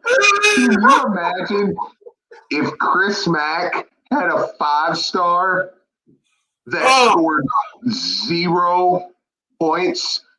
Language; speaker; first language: English; native; English